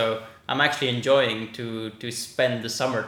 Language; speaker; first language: English; non-native, fluent; Dutch